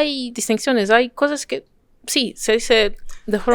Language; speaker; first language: Spanish; non-native, fluent; French